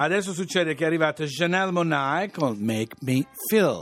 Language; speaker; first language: Italian; native; Italian